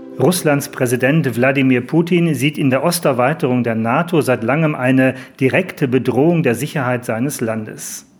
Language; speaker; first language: German; native; German